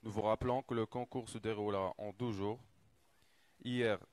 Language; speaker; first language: French; non-native, local second language; Arabic